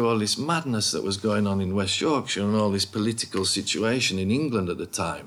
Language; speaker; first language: English; native; English